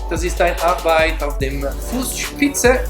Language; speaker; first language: German; non-native, learner; French